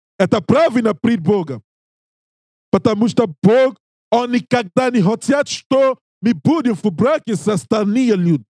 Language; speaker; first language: Russian; non-native, learner; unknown